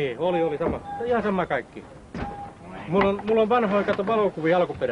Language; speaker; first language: Finnish; native; Finnish